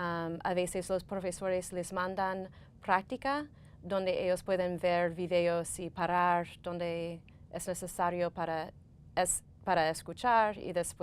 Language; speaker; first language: Spanish; non-native, fluent; English